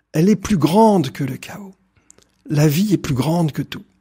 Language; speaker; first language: French; native; French